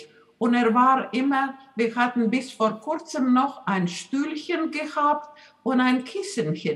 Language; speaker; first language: German; non-native, fluent; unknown